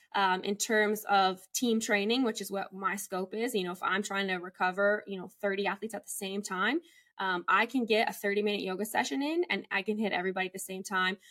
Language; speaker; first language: English; native; English